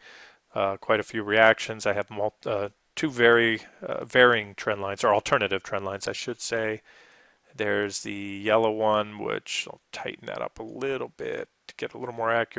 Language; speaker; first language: English; native; English